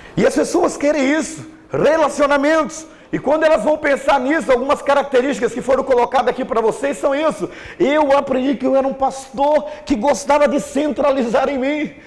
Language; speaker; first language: Portuguese; native; Portuguese